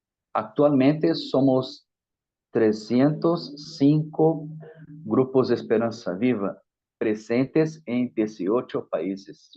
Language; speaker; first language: Spanish; non-native, fluent; Portuguese